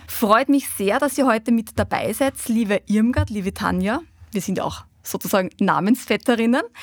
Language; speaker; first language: German; native; German